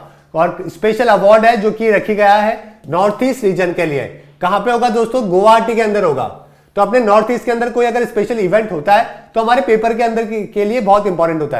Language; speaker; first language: Hindi; native; Hindi